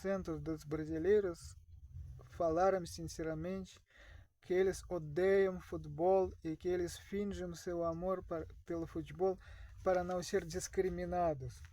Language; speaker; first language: Portuguese; non-native, learner; Russian